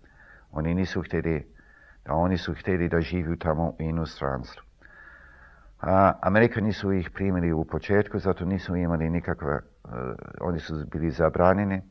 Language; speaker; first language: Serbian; early bilingual, heritage; Serbian